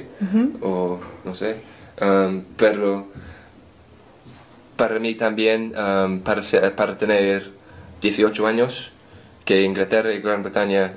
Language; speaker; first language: Spanish; non-native, learner; English